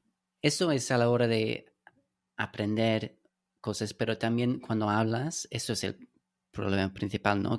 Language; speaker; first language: Spanish; non-native, fluent; English